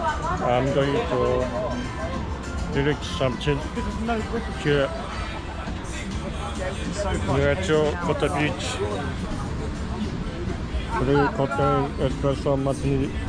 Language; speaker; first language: English; non-native, learner; Turkish